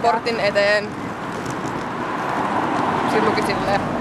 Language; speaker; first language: Finnish; native; Finnish